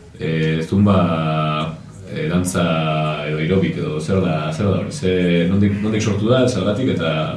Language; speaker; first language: Basque; non-native, local second language; Spanish